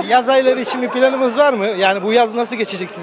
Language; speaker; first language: Turkish; native; Turkish